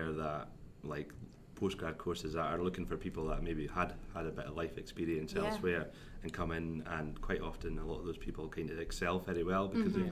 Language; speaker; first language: English; native; English